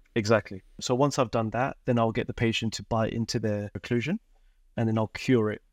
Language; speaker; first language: English; native; English